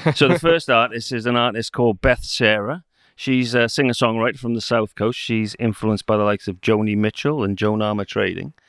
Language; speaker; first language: English; native; English